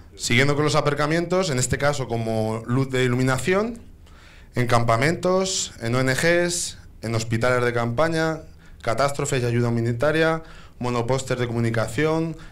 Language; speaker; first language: Spanish; native; Spanish